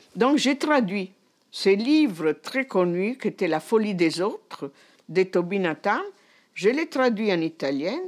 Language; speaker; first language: French; non-native, fluent; Italian